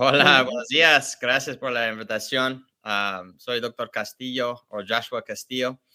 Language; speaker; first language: Spanish; early bilingual, heritage; English